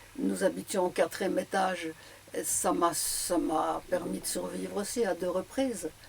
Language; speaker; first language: French; early bilingual, other home language; Polish